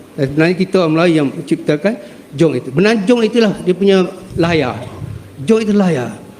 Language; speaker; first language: Malay; native; Malay